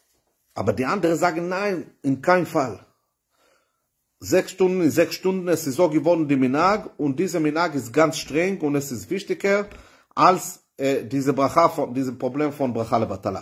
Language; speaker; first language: German; non-native, fluent; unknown